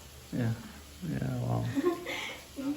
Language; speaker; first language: English; non-native, learner; Russian